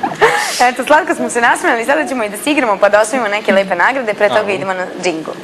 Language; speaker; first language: Croatian; native; Croatian